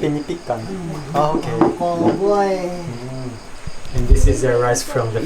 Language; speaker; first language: English; non-native, learner; Japanese